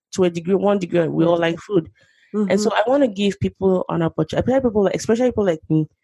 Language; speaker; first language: English; non-native, local second language; Yoruba